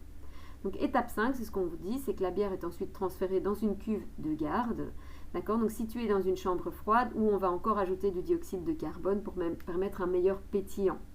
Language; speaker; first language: French; native; French